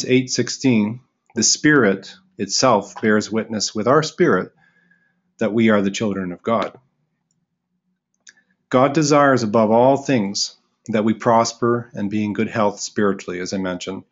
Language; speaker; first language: English; native; English